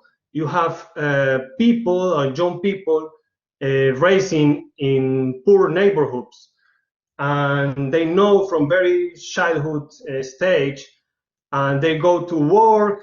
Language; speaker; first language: English; non-native, learner; Spanish